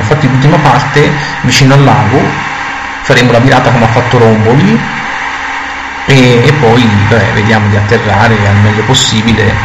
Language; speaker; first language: Italian; native; Italian